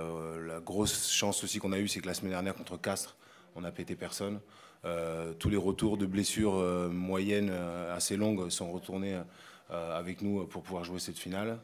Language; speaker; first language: French; native; French